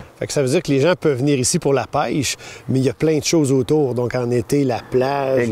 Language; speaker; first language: French; native; French